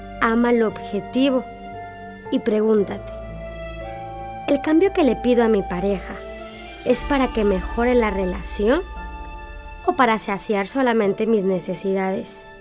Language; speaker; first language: Spanish; native; Spanish